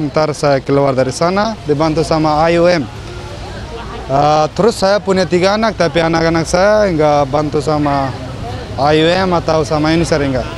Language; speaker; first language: Indonesian; non-native, fluent; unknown